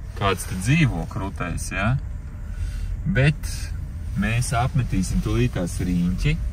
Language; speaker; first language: Latvian; non-native, local second language; Russian